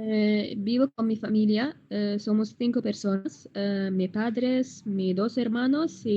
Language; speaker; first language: Spanish; non-native, learner; Arabic